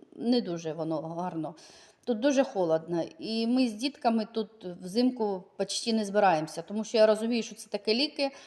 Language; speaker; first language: Ukrainian; native; Ukrainian